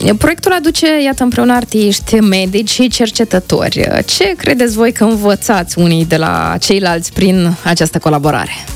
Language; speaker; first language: Romanian; native; Romanian